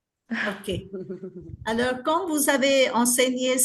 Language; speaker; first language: French; non-native, fluent; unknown